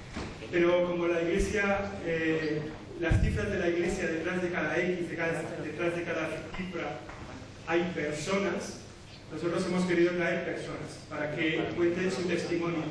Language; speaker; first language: Spanish; native; Spanish